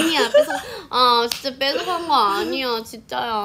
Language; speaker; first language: Korean; non-native, fluent; Thai